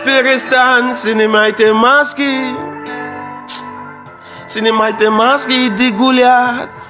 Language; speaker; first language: Russian; non-native, learner; Arabic